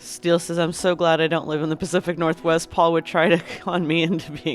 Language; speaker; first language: English; native; English